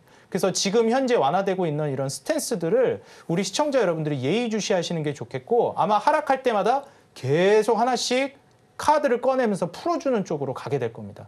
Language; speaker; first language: Korean; native; Korean